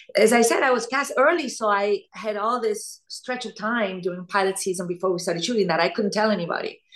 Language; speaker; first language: English; non-native, fluent; Italian